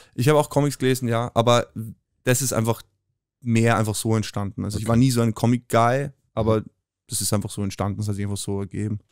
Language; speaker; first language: German; native; German